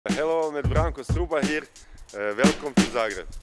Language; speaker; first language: Dutch; non-native, learner; Croatian